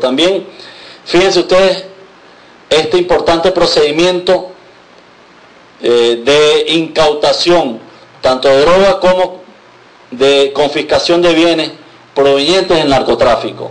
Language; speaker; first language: Spanish; native; Spanish